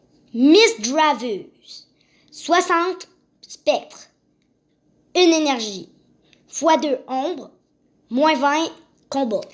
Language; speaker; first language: French; native; French